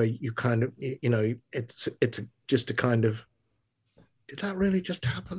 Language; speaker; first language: English; native; English